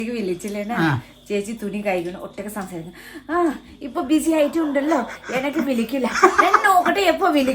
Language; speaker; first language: Malayalam; non-native, learner; Nepali